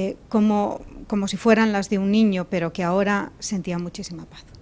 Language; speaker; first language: Spanish; native; Spanish